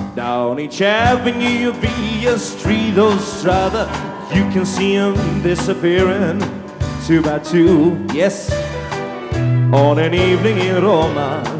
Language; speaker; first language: English; non-native, fluent; Italian